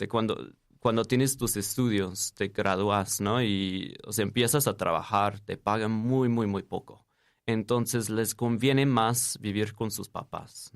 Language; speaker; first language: Spanish; non-native, fluent; English